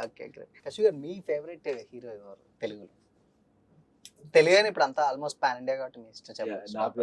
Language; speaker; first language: Telugu; native; Telugu